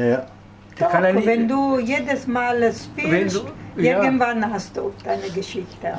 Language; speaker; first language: German; non-native, learner; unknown